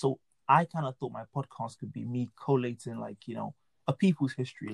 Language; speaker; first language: English; non-native, local second language; Yoruba